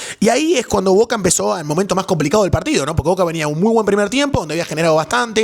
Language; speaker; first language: Spanish; native; Spanish